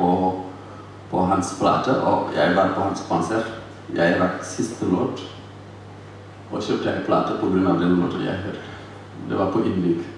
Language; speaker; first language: Norwegian; non-native, fluent; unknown